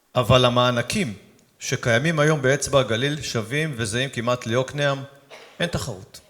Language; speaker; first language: Hebrew; native; Hebrew